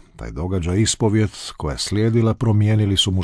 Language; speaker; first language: Croatian; native; Croatian